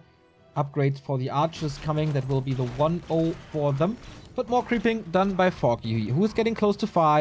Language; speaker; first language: English; non-native, fluent; German